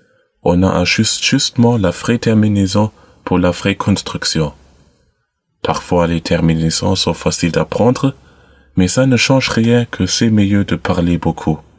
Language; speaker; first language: French; non-native, learner; German